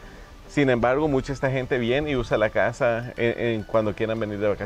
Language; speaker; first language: Spanish; native; Spanish